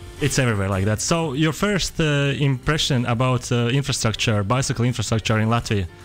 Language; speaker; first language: English; non-native, fluent; Latvian